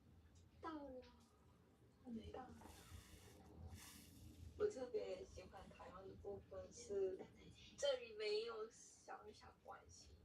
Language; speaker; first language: Chinese; non-native, learner; Korean